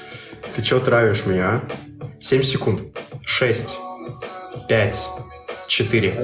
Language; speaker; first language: Russian; native; Russian